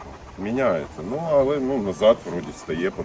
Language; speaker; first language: Ukrainian; native; Ukrainian